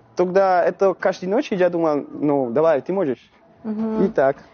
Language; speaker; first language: Russian; non-native, learner; Spanish